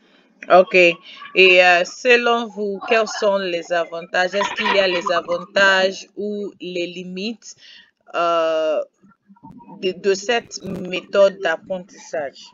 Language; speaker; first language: French; non-native, fluent; Igbo